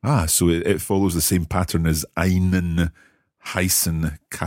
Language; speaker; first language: German; non-native, learner; English